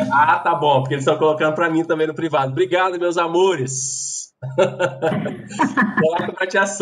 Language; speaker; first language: Portuguese; native; Portuguese